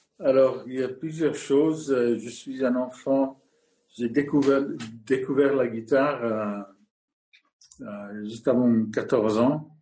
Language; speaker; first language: French; non-native, fluent; English